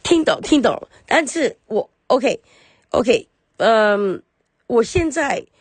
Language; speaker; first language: Chinese; early bilingual, heritage; Chinese